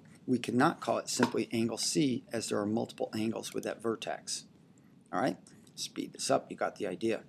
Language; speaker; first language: English; native; English